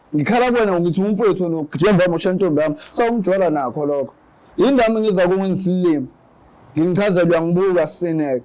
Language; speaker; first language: Zulu; native; Zulu